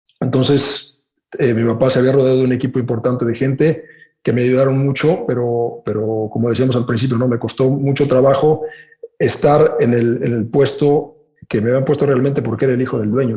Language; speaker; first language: Spanish; native; Spanish